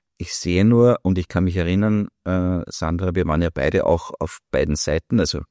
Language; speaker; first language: German; native; German